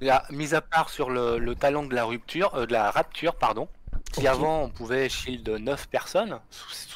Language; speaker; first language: French; native; French